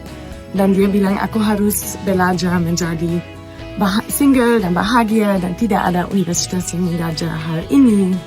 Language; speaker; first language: Indonesian; non-native, fluent; German